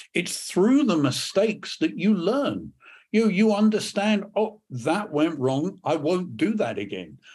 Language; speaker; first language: English; native; English